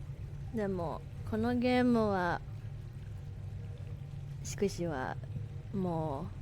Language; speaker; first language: Japanese; non-native, learner; English